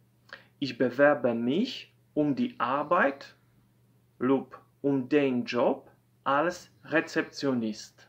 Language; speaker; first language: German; non-native, fluent; Polish